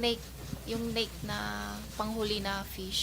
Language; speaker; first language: Filipino; non-native, learner; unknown